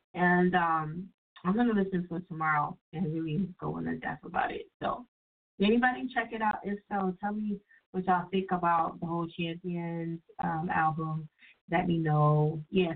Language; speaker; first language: English; native; English